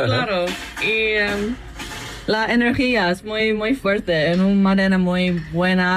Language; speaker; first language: Spanish; non-native, fluent; English